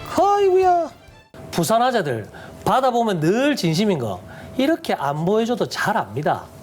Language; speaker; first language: Korean; native; Korean